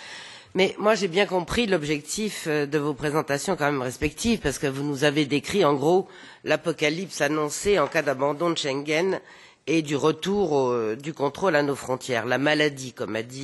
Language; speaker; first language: French; native; French